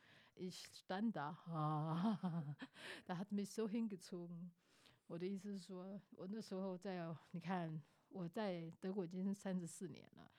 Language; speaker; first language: German; non-native, fluent; Chinese